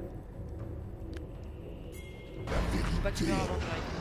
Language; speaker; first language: French; native; French